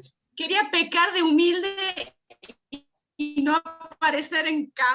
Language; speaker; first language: Spanish; native; Spanish